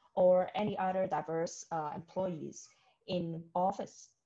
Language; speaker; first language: English; non-native, local second language; Cantonese